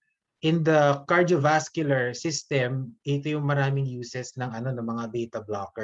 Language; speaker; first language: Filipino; native; Filipino